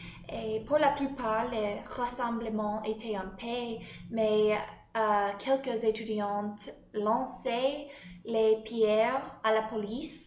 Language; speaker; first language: French; non-native, learner; English